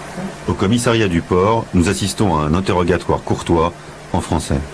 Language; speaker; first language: French; native; French